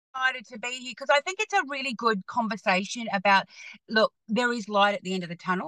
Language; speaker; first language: English; native; English